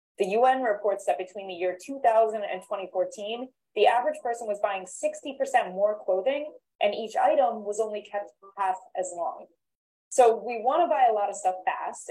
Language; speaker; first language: English; native; English